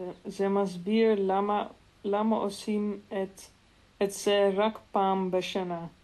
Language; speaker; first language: Hebrew; non-native, learner; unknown